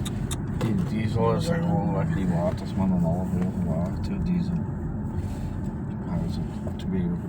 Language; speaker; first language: Dutch; native; Dutch